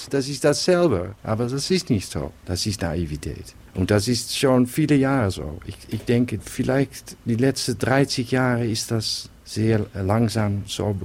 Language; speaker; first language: German; non-native, fluent; Dutch